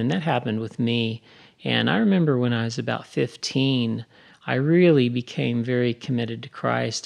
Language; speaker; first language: English; native; English